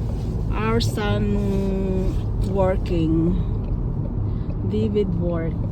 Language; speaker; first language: English; non-native, local second language; Waray